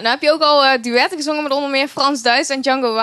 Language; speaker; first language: Dutch; native; Dutch